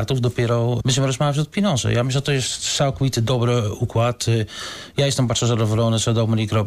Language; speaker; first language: Polish; non-native, learner; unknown